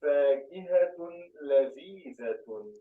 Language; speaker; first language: Arabic; non-native, learner; Urdu